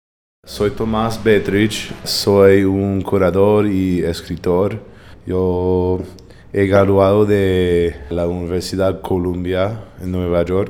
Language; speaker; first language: Spanish; non-native, fluent; English